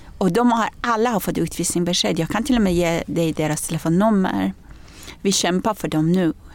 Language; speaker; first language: Swedish; non-native, fluent; Persian